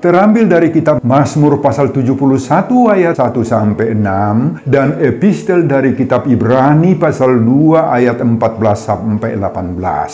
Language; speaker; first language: Indonesian; non-native, local second language; Batak Toba